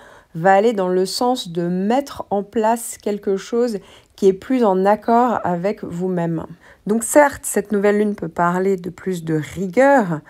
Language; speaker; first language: French; native; French